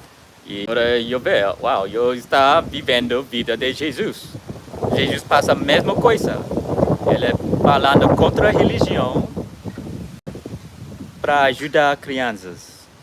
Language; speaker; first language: Portuguese; non-native, learner; English